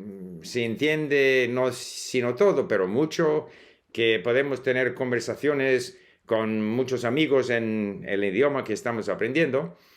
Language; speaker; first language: Spanish; non-native, fluent; English